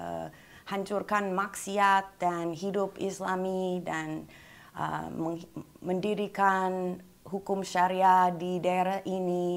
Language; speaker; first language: Indonesian; non-native, fluent; English